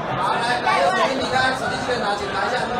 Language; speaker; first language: Chinese; native; Chinese